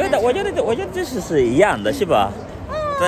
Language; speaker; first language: Chinese; non-native, learner; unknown